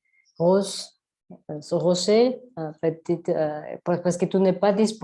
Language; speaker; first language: French; non-native, learner; Spanish